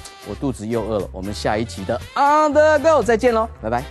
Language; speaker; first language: Chinese; native; Chinese